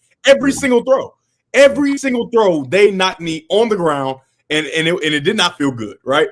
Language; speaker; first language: English; native; English